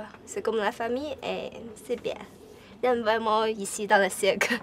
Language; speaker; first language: French; non-native, learner; Chinese